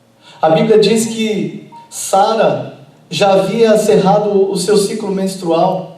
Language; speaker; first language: Portuguese; native; Portuguese